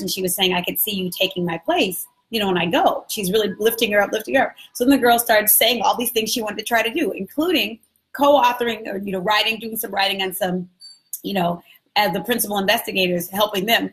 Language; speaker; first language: English; native; English